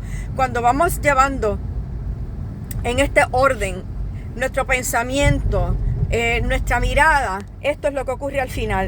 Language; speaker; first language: Spanish; native; Spanish